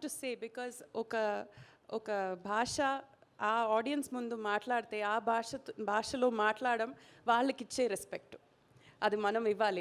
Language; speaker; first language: Telugu; non-native, fluent; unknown